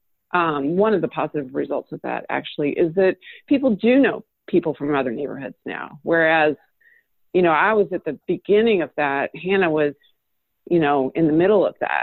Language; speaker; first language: English; native; English